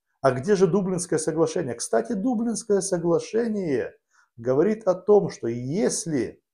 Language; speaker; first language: Russian; native; Russian